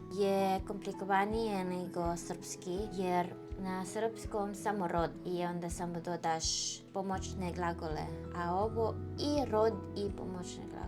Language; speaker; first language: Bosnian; non-native, fluent; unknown